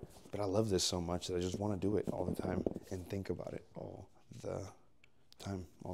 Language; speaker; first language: English; early bilingual, other home language; Spanish